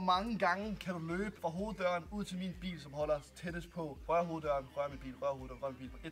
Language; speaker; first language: Danish; native; Danish